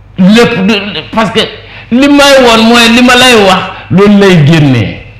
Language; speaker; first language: Wolof; non-native, local second language; Jola-Fonyi